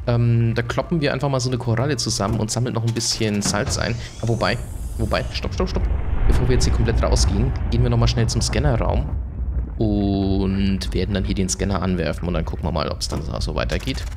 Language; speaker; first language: German; native; German